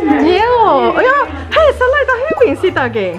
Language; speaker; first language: Finnish; non-native, learner; Chinese